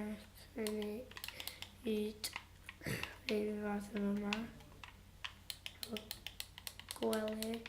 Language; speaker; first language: Welsh; non-native, local second language; English